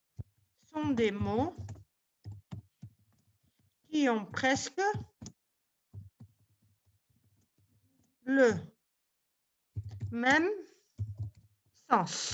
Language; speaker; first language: French; non-native, local second language; Arabic